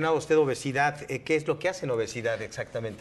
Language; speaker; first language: Spanish; native; Spanish